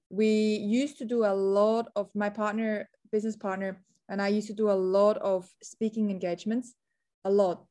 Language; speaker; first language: English; non-native, fluent; Swiss German